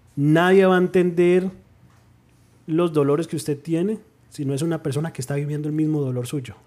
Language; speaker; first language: Spanish; early bilingual, heritage; Spanish